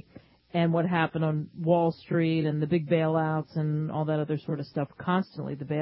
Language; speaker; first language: English; native; English